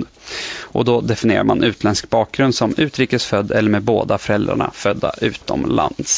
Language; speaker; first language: Swedish; native; Swedish